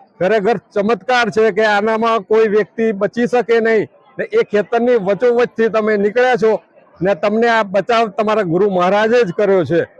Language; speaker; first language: Gujarati; native; Gujarati